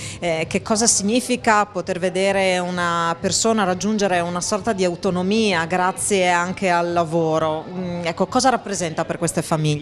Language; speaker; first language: Italian; native; Italian